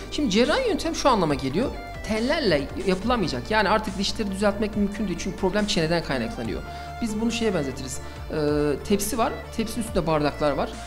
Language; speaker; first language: Turkish; early bilingual, heritage; Turkish